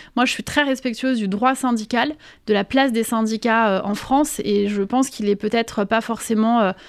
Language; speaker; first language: French; native; French